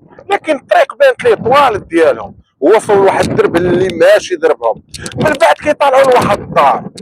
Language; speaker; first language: Arabic; native; Arabic